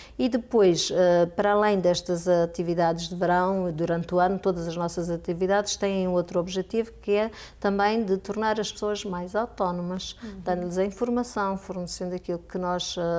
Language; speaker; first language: Portuguese; native; Portuguese